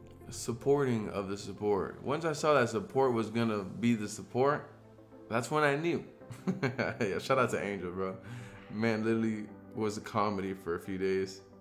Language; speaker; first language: English; early bilingual, other home language; Spanish